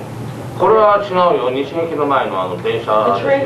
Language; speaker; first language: Japanese; native; Japanese